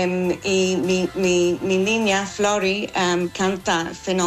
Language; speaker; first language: Spanish; non-native, fluent; English